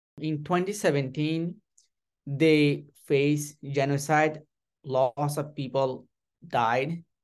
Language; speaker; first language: English; non-native, learner; Rohingya